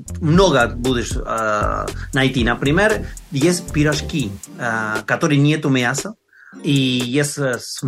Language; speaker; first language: Russian; non-native, learner; Spanish